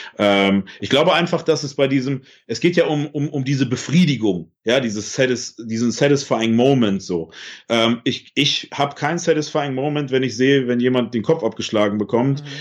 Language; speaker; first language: German; early bilingual, other home language; Russian